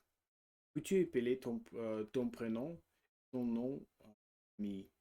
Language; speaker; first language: French; non-native, learner; Russian